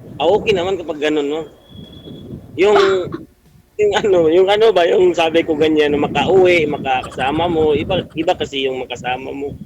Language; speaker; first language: Filipino; non-native, local second language; Cebuano